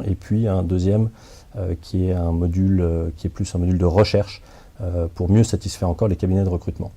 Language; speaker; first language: French; native; French